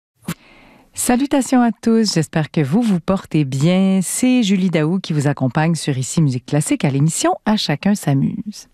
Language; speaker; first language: French; native; French